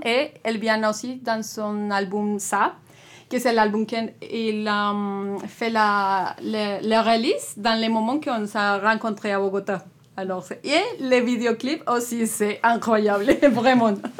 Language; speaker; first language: French; non-native, learner; Spanish